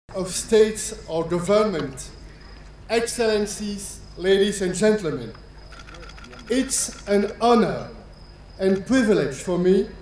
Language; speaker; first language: English; non-native, fluent; French